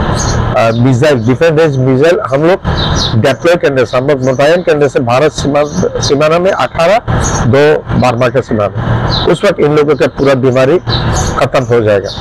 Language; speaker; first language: Hindi; non-native, learner; Bangla